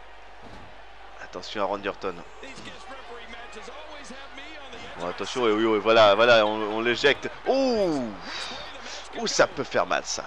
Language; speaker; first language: French; native; French